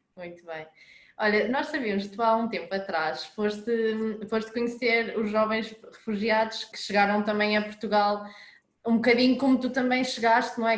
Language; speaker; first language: Portuguese; native; Portuguese